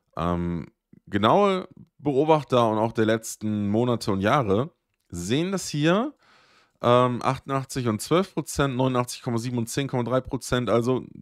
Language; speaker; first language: German; native; German